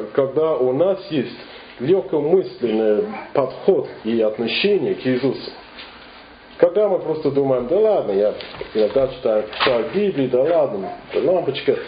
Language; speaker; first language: Russian; non-native, fluent; English